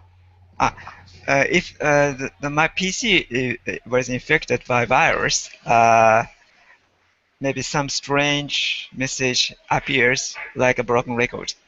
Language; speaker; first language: English; non-native, learner; Japanese